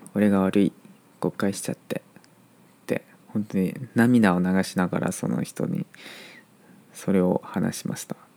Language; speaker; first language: Japanese; non-native, fluent; Chinese